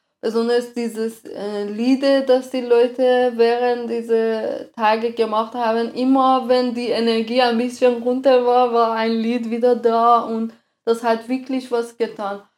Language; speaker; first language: German; non-native, fluent; Persian